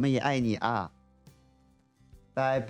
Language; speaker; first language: Chinese; native; Chinese